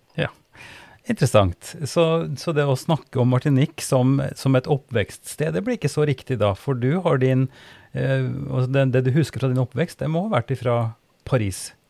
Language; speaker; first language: Norwegian; native; Norwegian